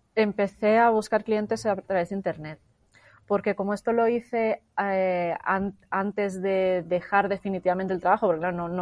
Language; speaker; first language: Spanish; native; Spanish